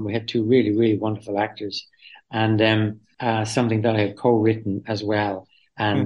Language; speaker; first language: English; native; English